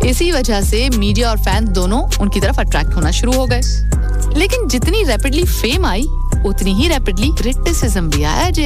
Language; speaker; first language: Hindi; native; Hindi